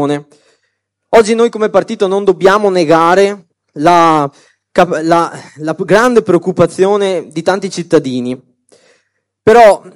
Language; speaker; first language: Italian; native; Italian